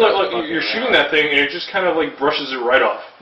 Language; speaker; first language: English; native; English